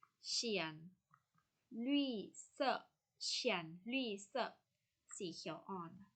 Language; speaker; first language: Chinese; non-native, fluent; Thai